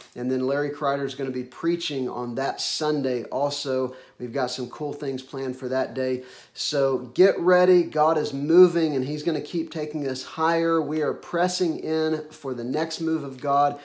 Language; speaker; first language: English; native; English